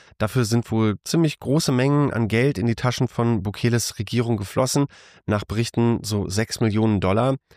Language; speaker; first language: German; native; German